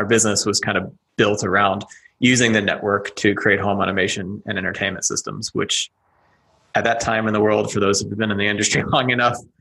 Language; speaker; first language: English; native; English